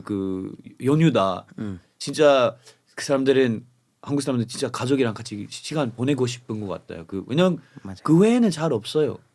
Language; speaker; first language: Korean; non-native, fluent; English